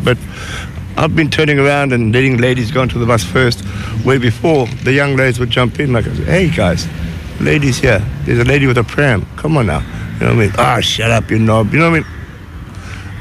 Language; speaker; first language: English; native; English